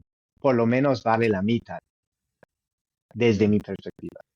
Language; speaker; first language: Spanish; non-native, fluent; English